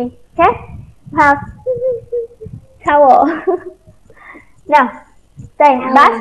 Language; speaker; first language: English; non-native, fluent; Vietnamese